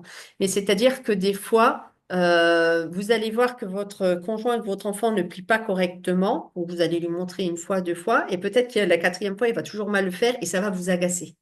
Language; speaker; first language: French; native; French